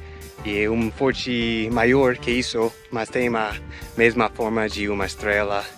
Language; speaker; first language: Portuguese; non-native, fluent; English